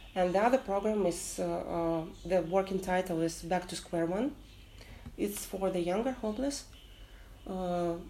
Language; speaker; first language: English; non-native, fluent; Russian